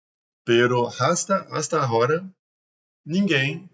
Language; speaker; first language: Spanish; non-native, learner; Portuguese